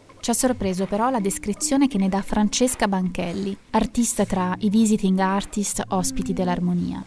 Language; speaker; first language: Italian; native; Italian